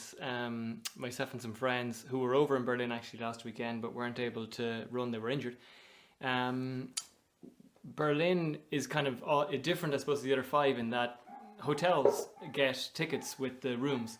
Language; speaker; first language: English; native; English